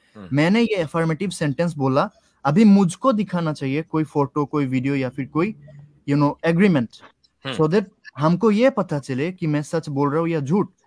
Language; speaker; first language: Hindi; non-native, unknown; Bangla